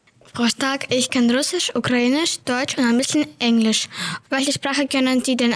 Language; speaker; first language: German; early bilingual, other home language; Russian